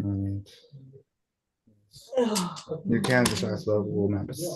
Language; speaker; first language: English; non-native, learner; Chinese